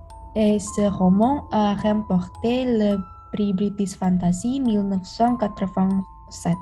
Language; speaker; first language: French; non-native, learner; Indonesian